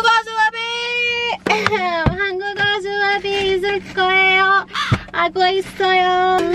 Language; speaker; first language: Korean; non-native, learner; English